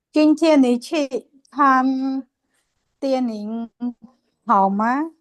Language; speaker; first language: Chinese; non-native, learner; Khmer